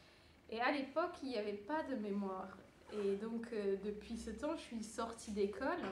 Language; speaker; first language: French; early bilingual, other home language; Dutch